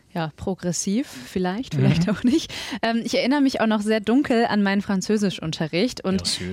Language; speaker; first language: German; native; German